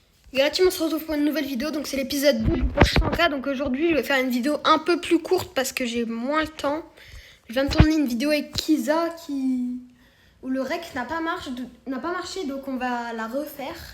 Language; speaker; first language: French; native; French